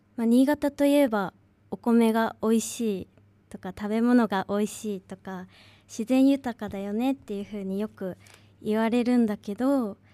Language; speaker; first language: Japanese; native; Japanese